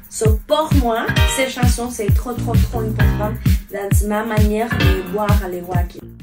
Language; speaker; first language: French; non-native, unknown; Spanish